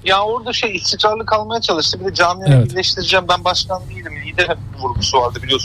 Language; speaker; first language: Turkish; native; Turkish